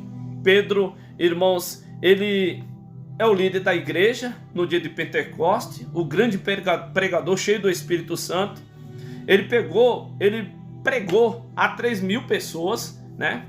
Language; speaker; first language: Portuguese; native; Portuguese